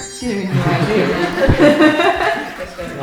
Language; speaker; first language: Japanese; native; Japanese